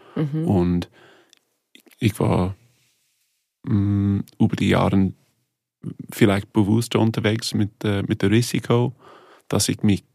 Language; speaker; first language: German; non-native, fluent; English